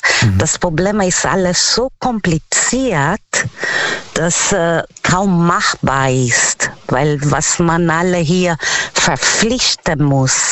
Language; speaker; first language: German; non-native, learner; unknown